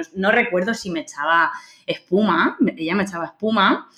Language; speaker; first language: Spanish; native; Spanish